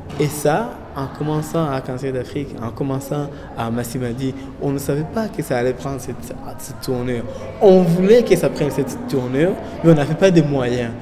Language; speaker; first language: French; non-native, local second language; Kinyarwanda